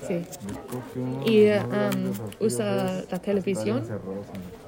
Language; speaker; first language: Spanish; non-native, fluent; English